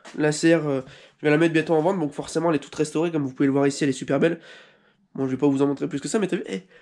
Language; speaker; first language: French; native; French